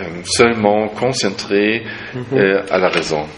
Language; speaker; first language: French; non-native, fluent; German